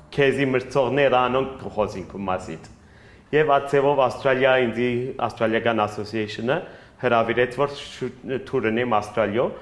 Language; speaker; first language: Armenian; early bilingual, heritage; Armenian